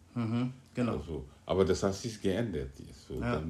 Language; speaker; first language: German; non-native, fluent; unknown